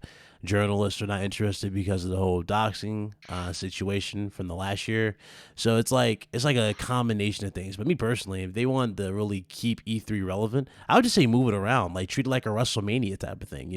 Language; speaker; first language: English; native; English